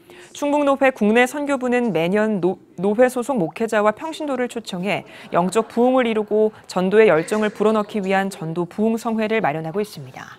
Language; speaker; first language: Korean; native; Korean